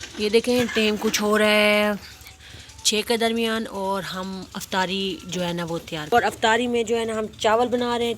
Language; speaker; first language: Urdu; non-native, local second language; Punjabi